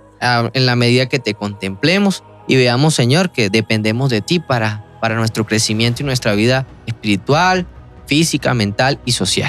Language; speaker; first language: Spanish; native; Spanish